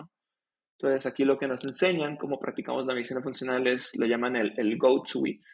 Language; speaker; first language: Spanish; native; Spanish